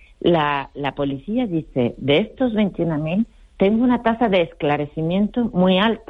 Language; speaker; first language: Spanish; native; Spanish